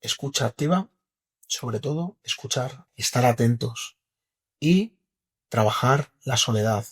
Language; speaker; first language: Spanish; native; Spanish